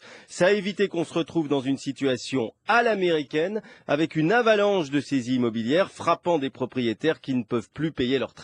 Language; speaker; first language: French; native; French